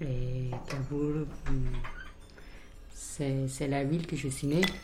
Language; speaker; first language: French; non-native, learner; Persian